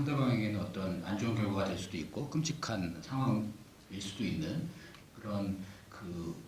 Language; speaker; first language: Korean; native; Korean